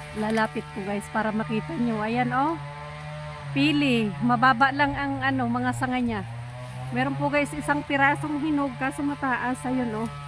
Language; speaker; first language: Filipino; non-native, local second language; Bikol